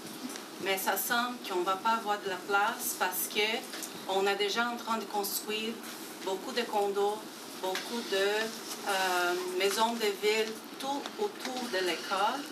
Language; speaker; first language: French; non-native, fluent; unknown